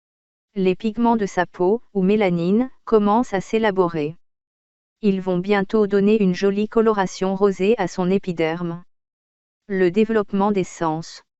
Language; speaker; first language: French; native; French